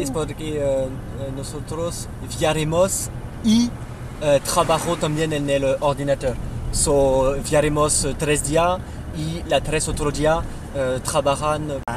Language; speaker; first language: Spanish; non-native, learner; French